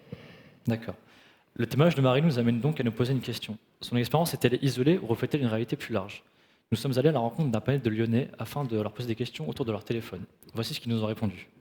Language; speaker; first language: French; native; French